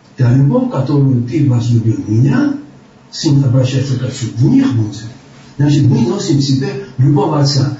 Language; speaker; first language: Russian; non-native, local second language; Georgian